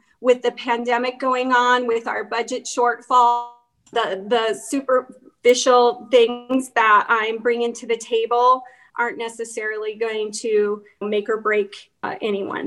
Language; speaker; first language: English; native; English